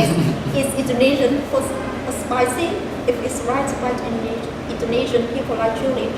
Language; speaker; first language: English; non-native, learner; Vietnamese